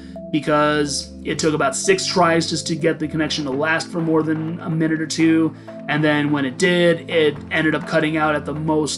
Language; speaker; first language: English; native; English